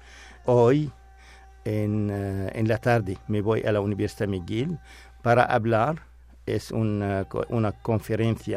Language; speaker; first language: Spanish; non-native, fluent; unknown